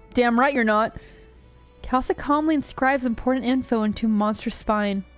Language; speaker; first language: English; native; English